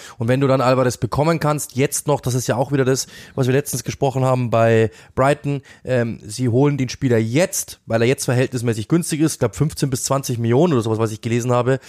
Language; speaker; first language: German; native; German